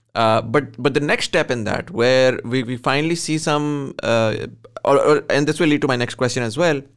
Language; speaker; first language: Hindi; native; Hindi